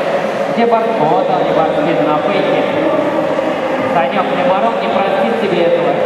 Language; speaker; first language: Russian; native; Russian